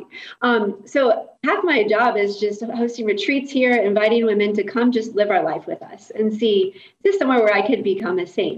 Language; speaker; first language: English; native; English